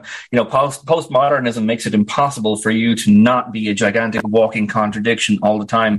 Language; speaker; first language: English; native; English